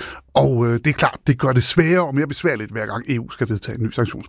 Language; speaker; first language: Danish; native; Danish